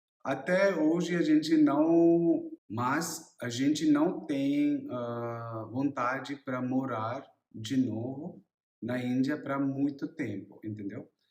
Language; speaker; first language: Portuguese; non-native, learner; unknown